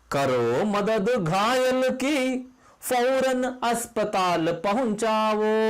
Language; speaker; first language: Hindi; non-native, local second language; Kannada